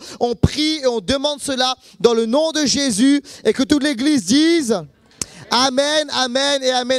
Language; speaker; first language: French; native; French